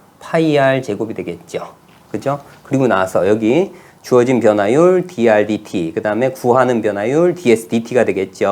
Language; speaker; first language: Korean; native; Korean